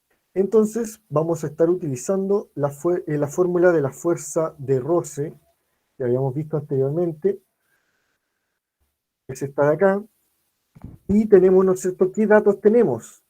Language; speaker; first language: Spanish; native; Spanish